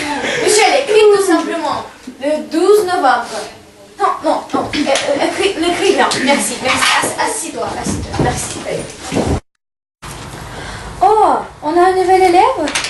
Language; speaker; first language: French; non-native, learner; Russian